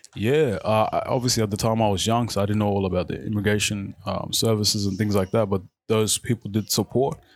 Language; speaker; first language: English; non-native, local second language; Arabic